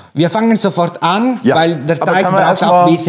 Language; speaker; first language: German; non-native, fluent; Italian